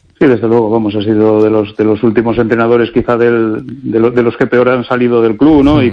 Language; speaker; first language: Spanish; native; Spanish